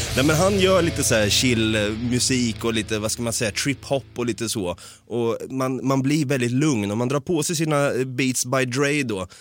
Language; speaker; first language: Swedish; native; Swedish